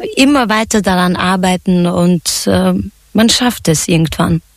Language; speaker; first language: German; early bilingual, other home language; Turkish